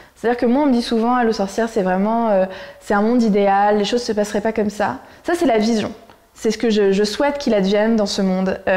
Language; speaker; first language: French; native; French